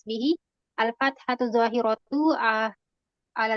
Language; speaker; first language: Arabic; non-native, learner; Indonesian